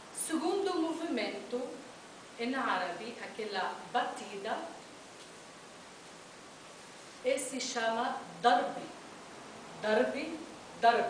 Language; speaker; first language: Portuguese; non-native, fluent; Arabic